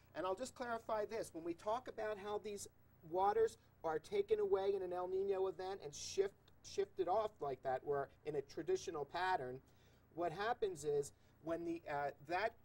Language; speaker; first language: English; native; English